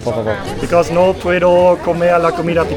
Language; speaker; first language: Spanish; non-native, learner; German